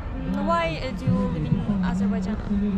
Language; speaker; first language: English; non-native, learner; Azerbaijani